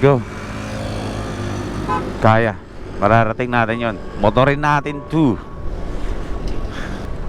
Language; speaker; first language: Filipino; native; Filipino